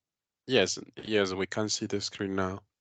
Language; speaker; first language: English; non-native, learner; Spanish